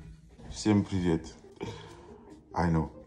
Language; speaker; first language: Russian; non-native, learner; French